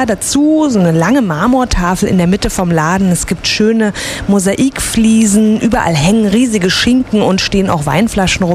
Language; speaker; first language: German; native; German